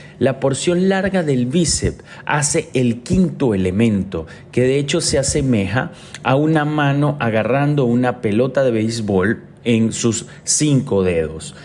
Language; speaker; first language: Spanish; native; Spanish